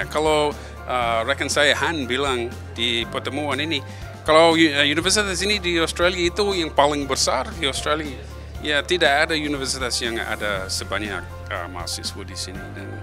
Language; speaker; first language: Indonesian; non-native, fluent; English